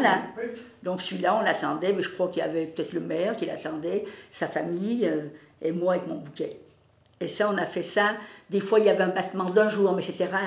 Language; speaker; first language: French; native; French